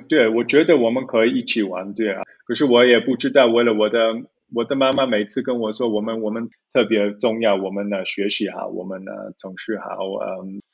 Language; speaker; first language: Chinese; early bilingual, heritage; Chinese